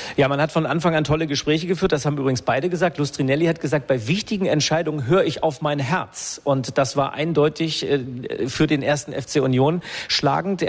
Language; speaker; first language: German; native; German